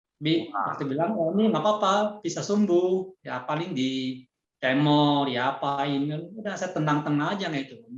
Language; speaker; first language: Indonesian; non-native, fluent; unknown